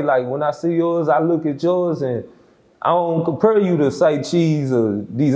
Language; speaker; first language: English; native; English